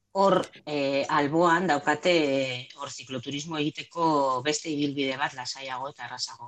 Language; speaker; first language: Basque; non-native, local second language; Spanish